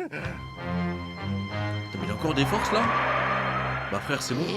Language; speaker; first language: French; native; French